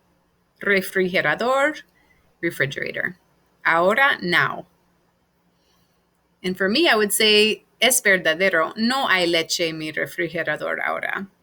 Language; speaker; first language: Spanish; non-native, fluent; English